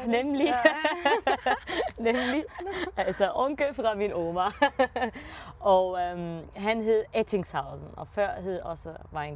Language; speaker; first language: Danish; early bilingual, heritage; German